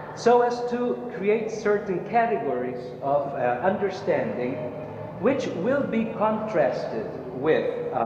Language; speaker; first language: English; non-native, fluent; Spanish